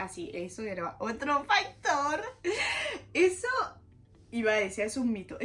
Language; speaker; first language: Spanish; non-native, fluent; French